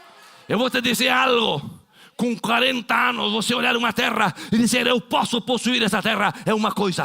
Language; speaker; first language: Portuguese; non-native, fluent; Spanish